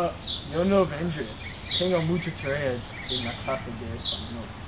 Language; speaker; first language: Spanish; non-native, learner; English